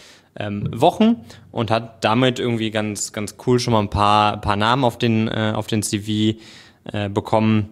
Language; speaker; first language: German; native; German